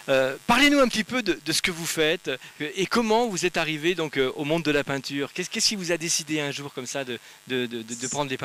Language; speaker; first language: French; native; French